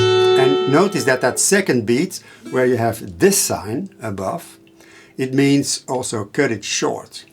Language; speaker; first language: English; non-native, fluent; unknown